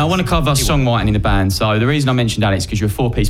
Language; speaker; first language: English; native; English